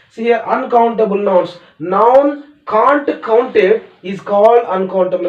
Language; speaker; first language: English; non-native, local second language; Telugu